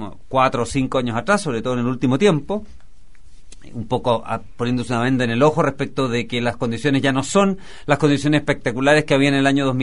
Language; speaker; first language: Spanish; native; Spanish